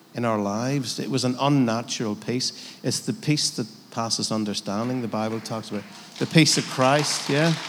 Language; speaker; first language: English; native; English